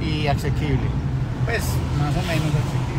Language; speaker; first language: Spanish; native; Spanish